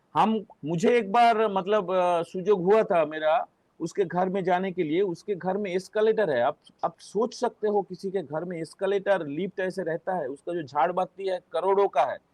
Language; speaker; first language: Hindi; non-native, local second language; Bangla